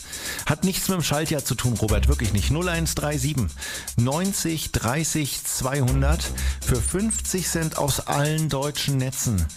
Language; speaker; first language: German; native; German